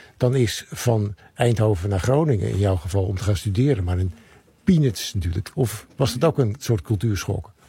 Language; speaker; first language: Dutch; native; Dutch